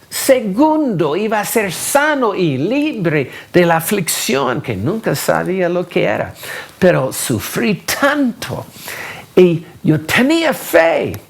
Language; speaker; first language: Spanish; non-native, fluent; English